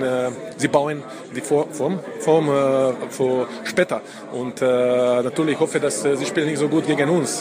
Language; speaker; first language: German; non-native, fluent; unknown